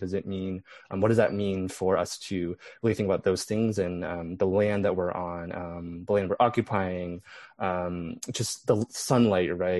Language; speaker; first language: English; native; English